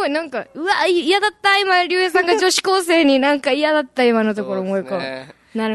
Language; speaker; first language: Japanese; native; Japanese